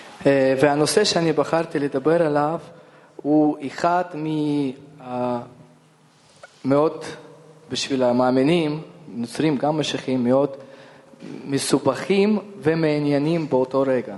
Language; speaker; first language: Hebrew; non-native, fluent; Russian